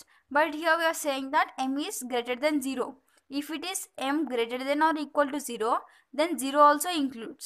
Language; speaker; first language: English; non-native, local second language; Telugu